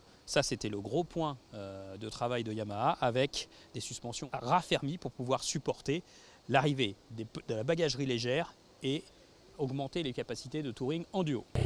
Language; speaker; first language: French; native; French